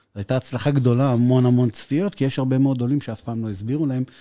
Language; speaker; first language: Hebrew; native; Hebrew